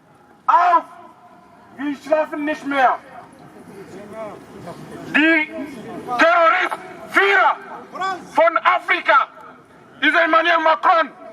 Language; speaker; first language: German; non-native, learner; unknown